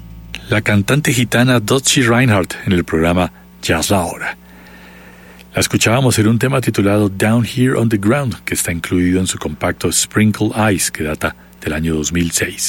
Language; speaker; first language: Spanish; native; Spanish